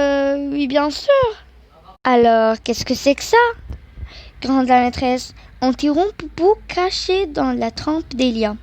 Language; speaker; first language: French; non-native, local second language; Arabic